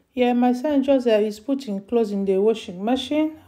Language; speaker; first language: English; non-native, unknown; Lingala